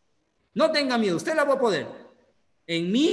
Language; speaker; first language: Spanish; native; Spanish